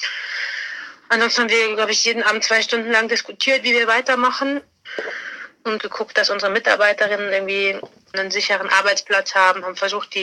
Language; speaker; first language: German; native; German